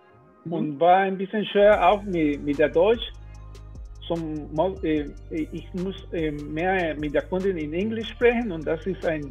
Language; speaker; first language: German; non-native, learner; Spanish